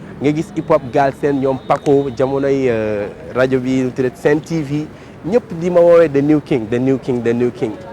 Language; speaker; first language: Wolof; native; Wolof